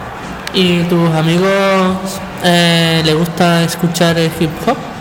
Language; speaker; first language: Spanish; native; Spanish